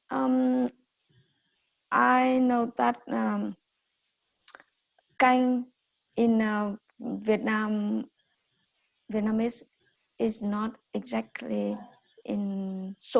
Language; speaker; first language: English; non-native, learner; Vietnamese